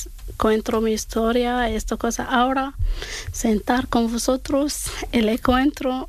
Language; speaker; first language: Spanish; non-native, learner; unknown